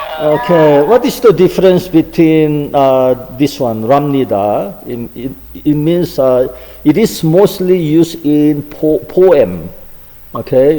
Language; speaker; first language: English; non-native, fluent; Korean